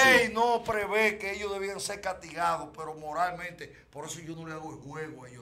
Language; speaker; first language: Spanish; native; Spanish